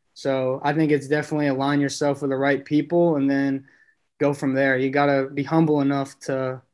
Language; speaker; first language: English; native; English